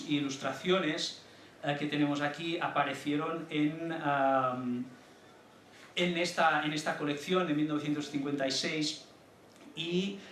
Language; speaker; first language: Spanish; native; Spanish